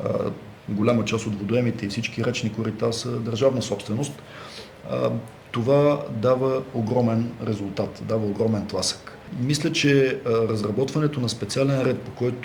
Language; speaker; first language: Bulgarian; native; Bulgarian